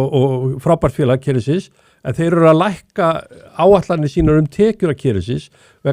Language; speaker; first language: Icelandic; native; Icelandic